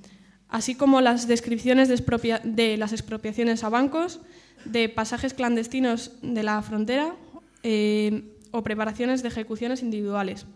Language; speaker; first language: Spanish; native; Spanish